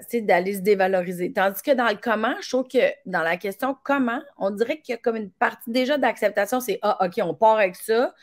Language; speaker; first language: French; native; French